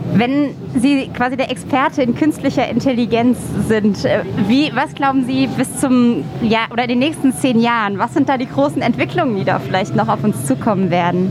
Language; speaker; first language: German; native; German